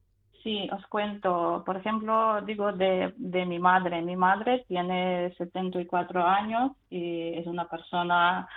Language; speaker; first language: Spanish; non-native, fluent; Ukrainian